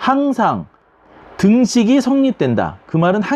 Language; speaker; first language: Korean; native; Korean